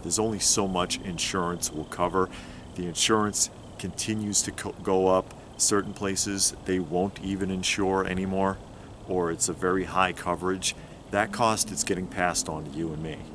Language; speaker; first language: English; native; English